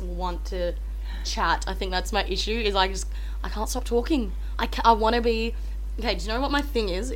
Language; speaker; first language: English; native; English